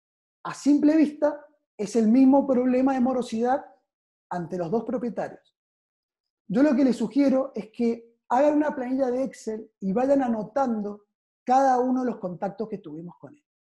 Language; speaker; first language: Spanish; native; Spanish